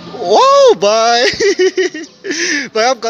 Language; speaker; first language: Hindi; non-native, local second language; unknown